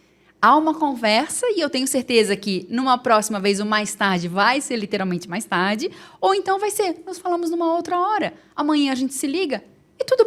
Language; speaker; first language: Portuguese; native; Portuguese